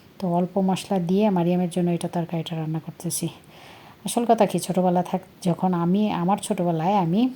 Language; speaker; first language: Bangla; native; Bangla